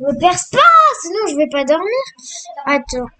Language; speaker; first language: French; native; French